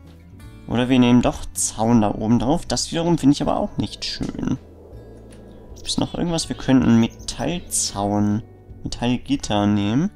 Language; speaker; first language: German; native; German